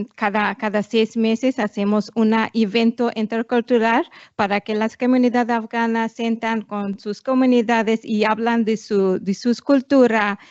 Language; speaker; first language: Spanish; non-native, fluent; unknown